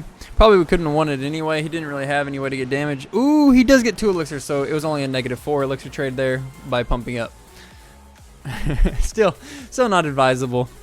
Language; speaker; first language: English; native; English